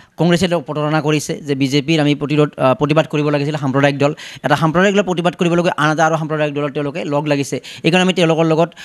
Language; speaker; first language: Assamese; native; Assamese